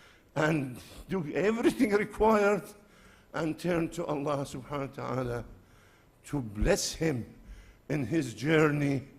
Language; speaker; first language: English; non-native, fluent; Arabic